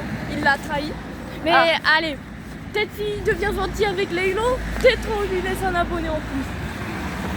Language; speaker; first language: French; native; French